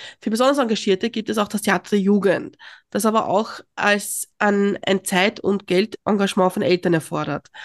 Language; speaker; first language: German; native; German